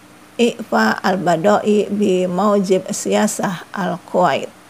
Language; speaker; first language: Arabic; non-native, fluent; Indonesian